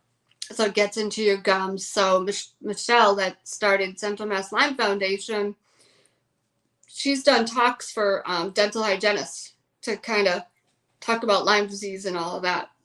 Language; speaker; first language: English; native; English